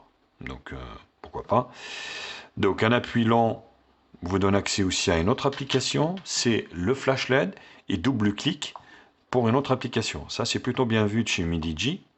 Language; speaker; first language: French; native; French